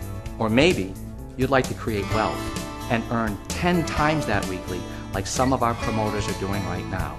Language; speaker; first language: English; native; English